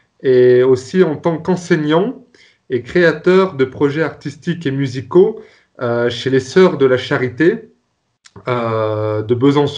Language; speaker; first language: French; native; French